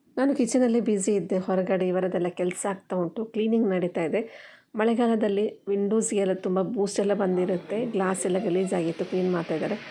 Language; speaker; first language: Kannada; non-native, local second language; Tulu